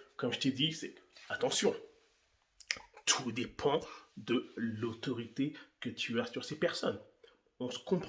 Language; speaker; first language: French; native; French